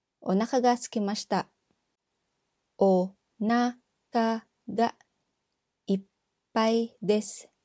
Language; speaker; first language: Japanese; non-native, fluent; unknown